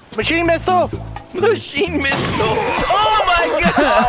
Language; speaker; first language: English; native; English